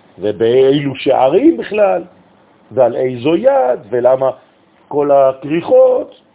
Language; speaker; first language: Hebrew; non-native, fluent; French